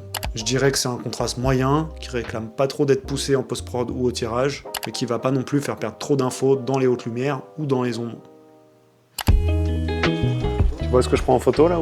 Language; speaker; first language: French; native; French